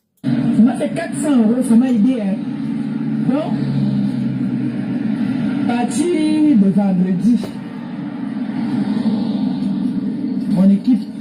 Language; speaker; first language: French; non-native, local second language; Lingala